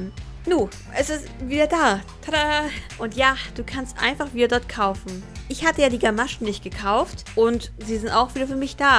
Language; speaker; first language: German; native; German